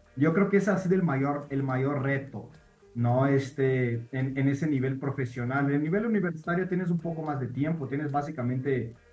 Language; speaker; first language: Spanish; non-native, fluent; Portuguese